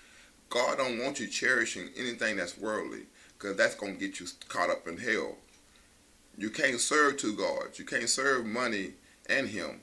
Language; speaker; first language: English; native; English